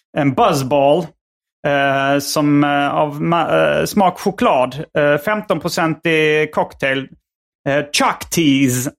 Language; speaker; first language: Swedish; native; Swedish